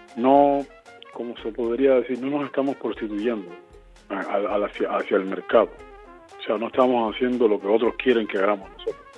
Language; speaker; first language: Spanish; native; Spanish